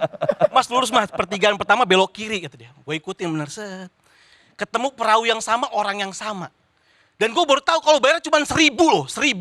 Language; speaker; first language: Indonesian; native; Indonesian